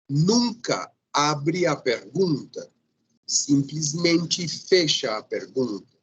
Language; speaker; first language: Portuguese; non-native, fluent; Spanish